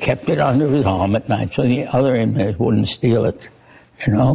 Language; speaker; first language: English; early bilingual, other home language; Yiddish